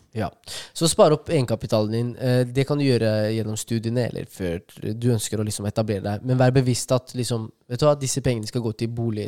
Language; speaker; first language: Norwegian; early bilingual, other home language; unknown